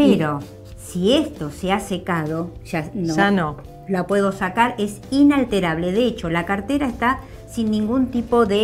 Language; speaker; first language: Spanish; native; Spanish